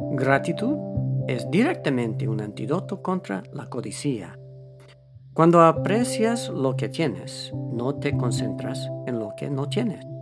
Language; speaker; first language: Spanish; non-native, fluent; English